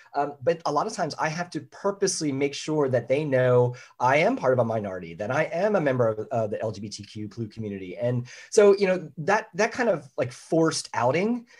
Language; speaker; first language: English; native; English